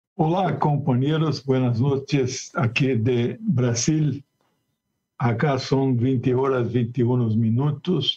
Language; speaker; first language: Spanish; non-native, learner; Portuguese